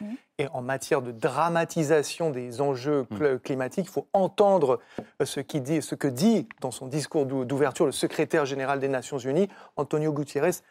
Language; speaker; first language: French; native; French